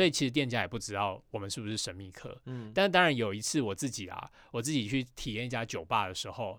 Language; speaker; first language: Chinese; native; Chinese